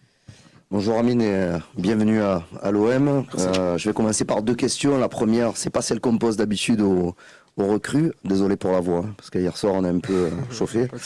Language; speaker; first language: French; native; French